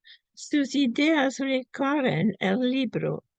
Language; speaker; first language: Spanish; non-native, fluent; English